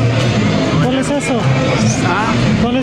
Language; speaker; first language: Spanish; non-native, learner; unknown